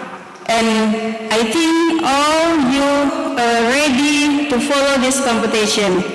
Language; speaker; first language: English; non-native, learner; Indonesian